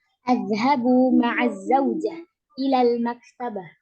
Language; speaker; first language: Arabic; non-native, learner; Indonesian